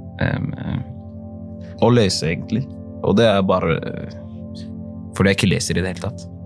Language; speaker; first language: Norwegian; early bilingual, other home language; Somali